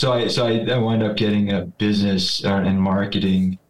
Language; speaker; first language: English; native; English